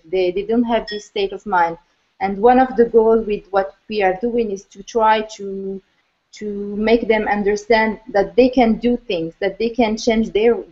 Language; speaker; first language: English; non-native, fluent; Arabic